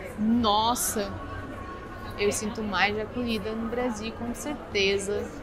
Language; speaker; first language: Portuguese; non-native, fluent; Arabic